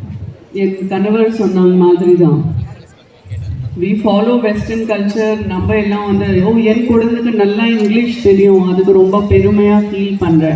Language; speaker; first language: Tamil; non-native, local second language; Gujarati